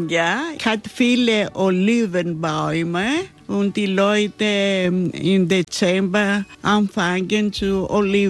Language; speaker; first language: German; non-native, learner; Greek